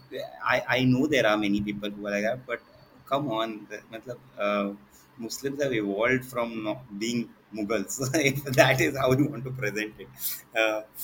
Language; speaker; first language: English; non-native, local second language; Hindi